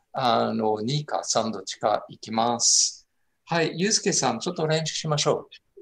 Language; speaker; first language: Japanese; non-native, fluent; French